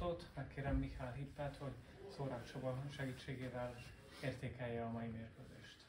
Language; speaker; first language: Hungarian; native; Hungarian